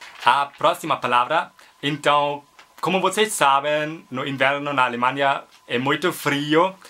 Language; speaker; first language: Portuguese; non-native, learner; German